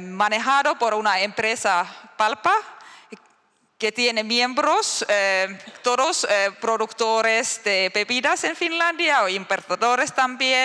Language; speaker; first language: Spanish; non-native, learner; Finnish